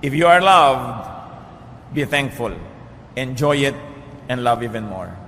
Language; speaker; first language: English; non-native, local second language; Filipino